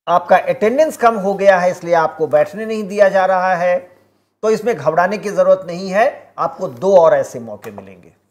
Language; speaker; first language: Hindi; native; Hindi